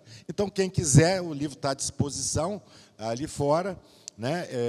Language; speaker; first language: Portuguese; native; Portuguese